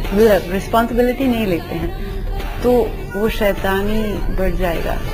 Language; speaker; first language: Hindi; non-native, local second language; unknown